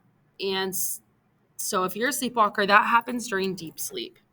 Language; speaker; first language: English; native; English